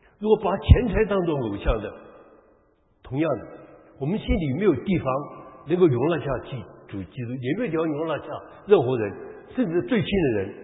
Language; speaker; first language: Chinese; native; Chinese